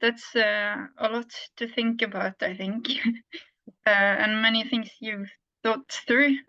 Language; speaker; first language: English; non-native, fluent; Norwegian